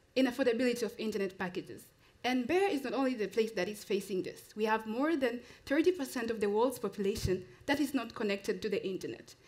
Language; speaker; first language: English; non-native, local second language; Swahili